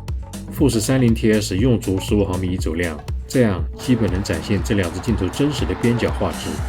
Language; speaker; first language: Chinese; native; Chinese